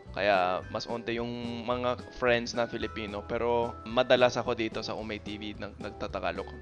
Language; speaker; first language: Filipino; non-native, fluent; English